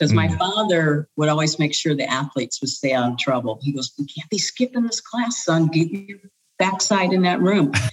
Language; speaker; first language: English; native; English